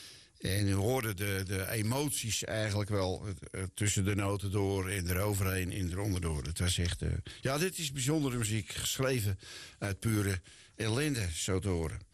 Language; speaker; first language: Dutch; native; Dutch